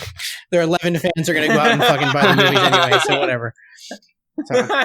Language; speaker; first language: English; native; English